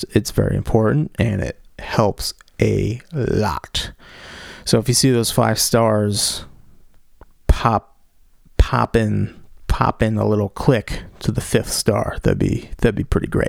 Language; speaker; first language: English; native; English